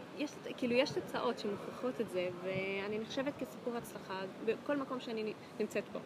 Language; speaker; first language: Hebrew; non-native, local second language; Arabic